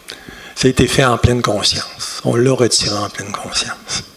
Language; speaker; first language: French; native; French